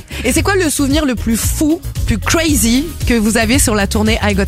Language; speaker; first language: French; native; French